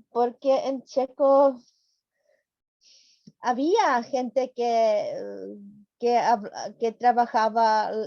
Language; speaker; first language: Spanish; non-native, fluent; Czech